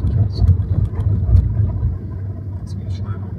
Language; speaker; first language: German; non-native, learner; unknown